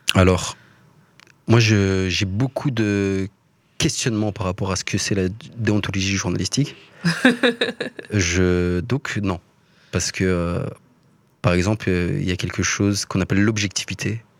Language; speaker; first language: French; native; French